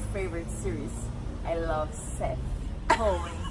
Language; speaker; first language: English; non-native, learner; Portuguese